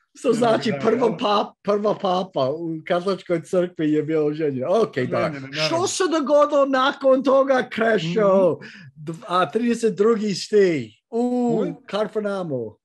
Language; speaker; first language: Croatian; early bilingual, heritage; Croatian